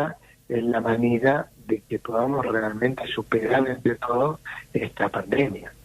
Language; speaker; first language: Spanish; native; Spanish